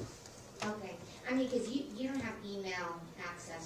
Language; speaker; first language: English; native; English